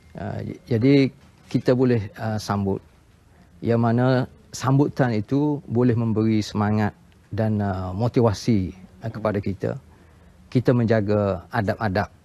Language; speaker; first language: Malay; native; Malay